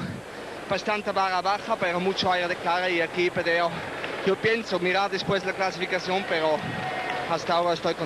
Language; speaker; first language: Spanish; non-native, learner; Swiss German